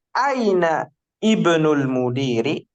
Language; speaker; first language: Arabic; non-native, fluent; Indonesian